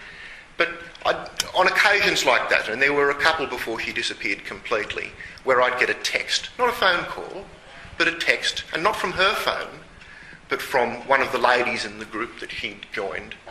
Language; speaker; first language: English; native; English